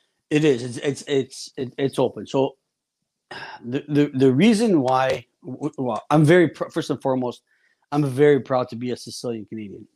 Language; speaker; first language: English; early bilingual, other home language; Italian